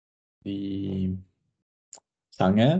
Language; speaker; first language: German; non-native, learner; Czech